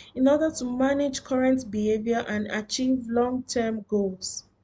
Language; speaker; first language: English; non-native, local second language; Yoruba